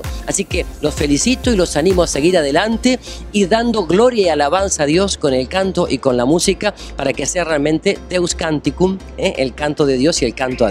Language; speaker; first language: Spanish; native; Spanish